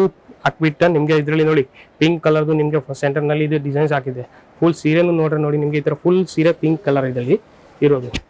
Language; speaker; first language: Kannada; non-native, fluent; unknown